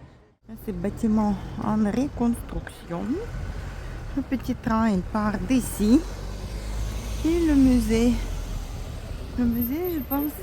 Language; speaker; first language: French; non-native, fluent; Russian